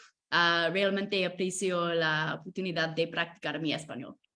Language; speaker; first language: Spanish; non-native, fluent; English